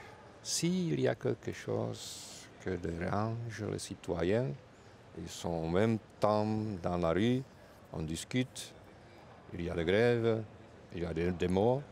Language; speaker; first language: French; non-native, fluent; Czech